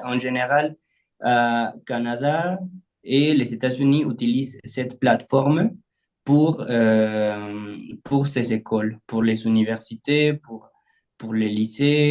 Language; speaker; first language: French; non-native, fluent; Spanish